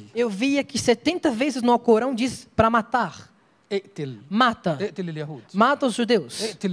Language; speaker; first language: Portuguese; non-native, fluent; Arabic